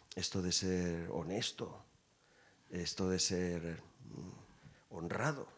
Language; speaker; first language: Spanish; native; Spanish